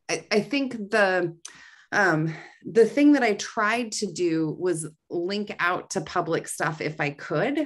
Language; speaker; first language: English; native; English